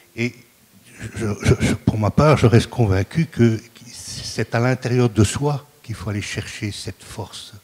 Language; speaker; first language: French; native; French